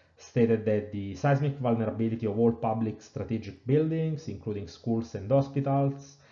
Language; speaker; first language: English; non-native, fluent; Italian